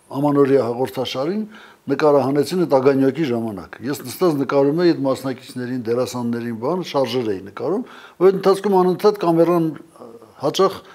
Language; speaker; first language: Armenian; native; Armenian